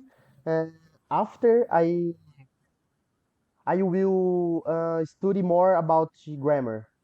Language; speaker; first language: English; non-native, learner; Portuguese